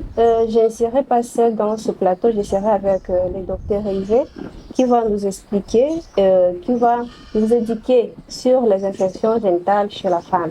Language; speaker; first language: French; non-native, local second language; Swahili